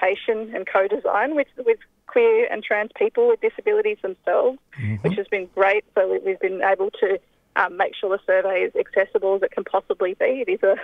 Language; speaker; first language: English; native; English